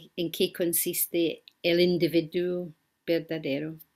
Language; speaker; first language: Spanish; non-native, fluent; English